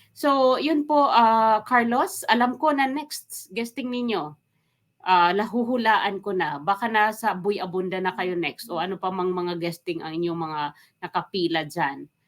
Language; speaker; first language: Filipino; non-native, local second language; Waray